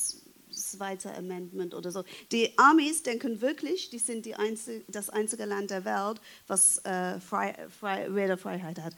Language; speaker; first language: German; non-native, fluent; English